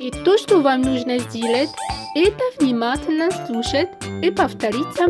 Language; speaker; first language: Russian; non-native, fluent; French